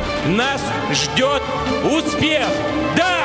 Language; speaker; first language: Russian; native; Russian